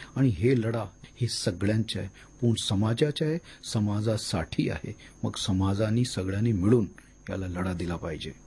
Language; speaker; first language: Marathi; non-native, local second language; Hindi